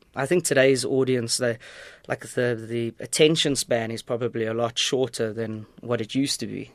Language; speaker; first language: English; native; English